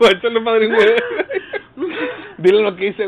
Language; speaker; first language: Spanish; native; Spanish